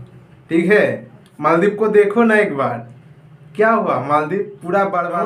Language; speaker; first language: Hindi; non-native, local second language; Bangla